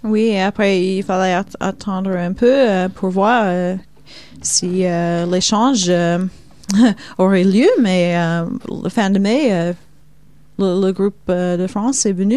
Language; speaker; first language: French; non-native, fluent; Swedish